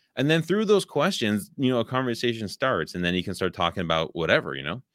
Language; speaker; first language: English; native; English